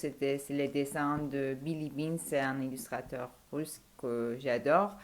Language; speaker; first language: French; non-native, fluent; Persian